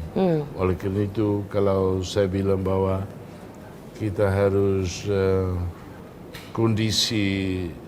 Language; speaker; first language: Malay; non-native, fluent; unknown